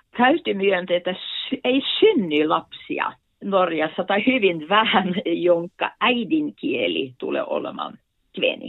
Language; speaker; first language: Finnish; non-native, fluent; Norwegian